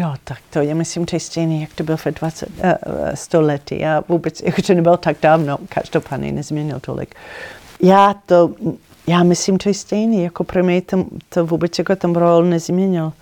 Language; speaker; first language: Czech; non-native, learner; English